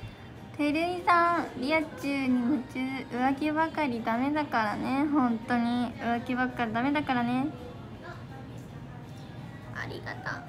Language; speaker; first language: Japanese; native; Japanese